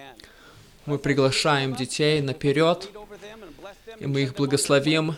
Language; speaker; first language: Russian; early bilingual, heritage; Russian